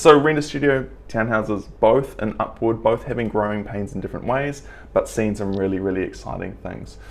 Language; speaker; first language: English; native; English